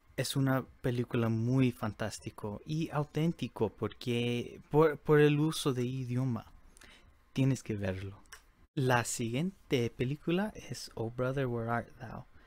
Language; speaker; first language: Spanish; early bilingual, heritage; Spanish